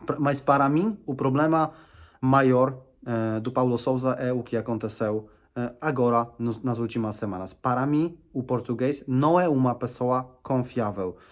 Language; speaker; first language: Portuguese; non-native, fluent; Polish